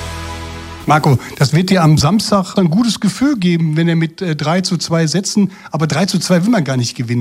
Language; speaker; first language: German; native; German